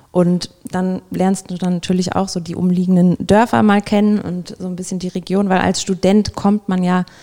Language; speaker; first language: German; native; German